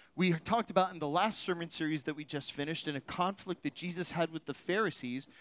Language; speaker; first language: English; native; English